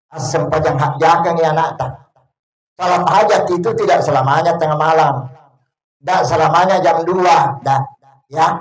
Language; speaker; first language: Indonesian; non-native, local second language; Buginese